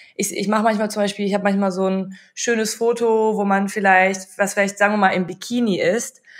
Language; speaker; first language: German; native; German